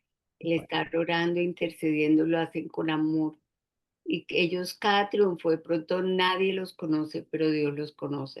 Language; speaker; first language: Spanish; native; Spanish